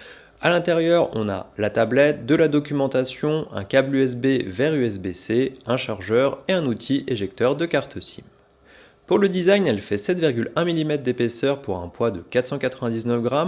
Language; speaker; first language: French; native; French